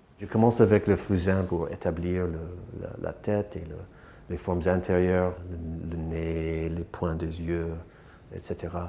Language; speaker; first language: French; non-native, fluent; English